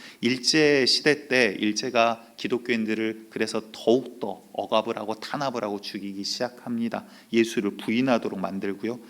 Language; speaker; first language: Korean; native; Korean